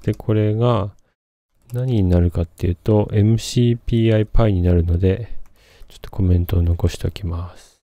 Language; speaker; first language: Japanese; native; Japanese